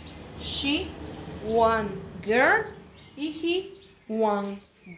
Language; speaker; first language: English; non-native, fluent; Spanish